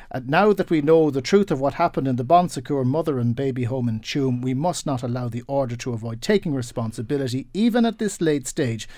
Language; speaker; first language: English; native; English